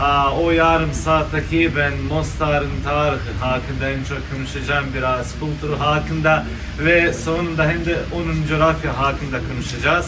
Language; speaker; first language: Turkish; non-native, fluent; Bosnian